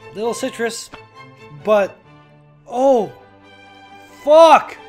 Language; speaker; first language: English; native; English